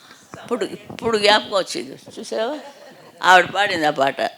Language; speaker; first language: Telugu; native; Telugu